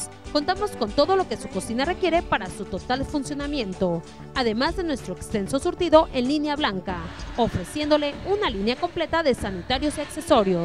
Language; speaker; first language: Spanish; native; Spanish